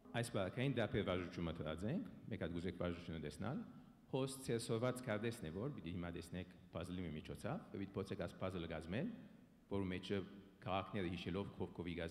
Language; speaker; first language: Armenian; early bilingual, heritage; Armenian